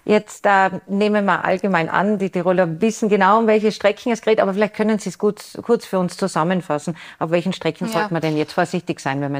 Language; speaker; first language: German; native; German